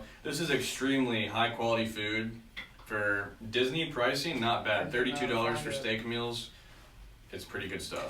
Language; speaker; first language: English; native; English